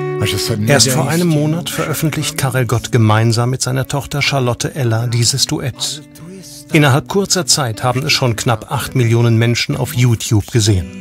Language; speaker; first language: German; native; German